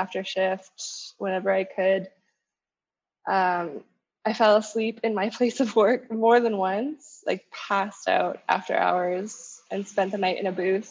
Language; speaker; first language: English; native; English